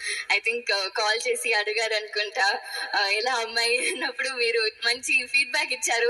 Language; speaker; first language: Telugu; non-native, learner; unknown